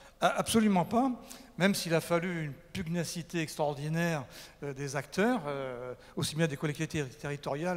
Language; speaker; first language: French; native; French